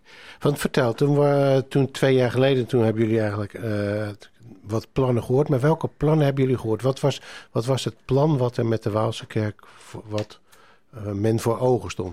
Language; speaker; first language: Dutch; native; Dutch